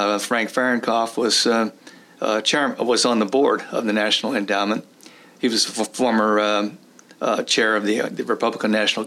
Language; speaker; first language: English; early bilingual, other home language; Czech